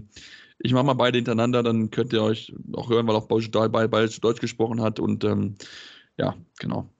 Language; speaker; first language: German; native; German